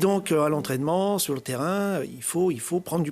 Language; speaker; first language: French; native; French